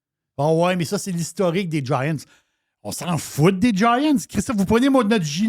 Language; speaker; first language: French; native; French